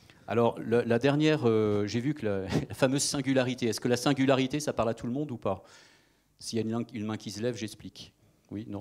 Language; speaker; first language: French; native; French